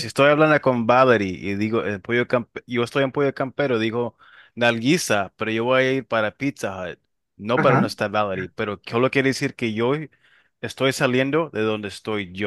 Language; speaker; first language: Spanish; non-native, local second language; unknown